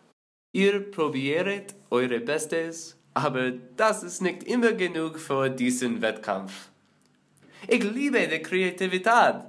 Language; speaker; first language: German; non-native, learner; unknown